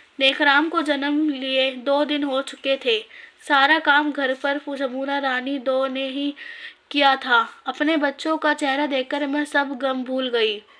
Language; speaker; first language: Hindi; native; Hindi